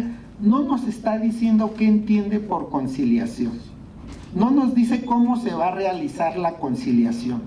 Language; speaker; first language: Spanish; native; Spanish